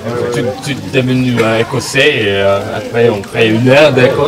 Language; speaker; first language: French; non-native, learner; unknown